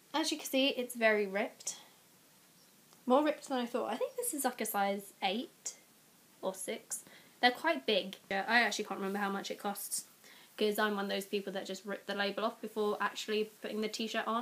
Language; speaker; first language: English; native; English